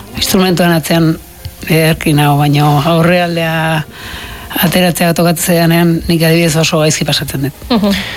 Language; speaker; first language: Basque; native; Basque